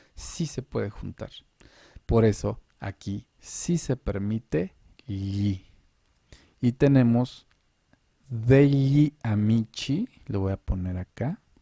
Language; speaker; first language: Spanish; native; Spanish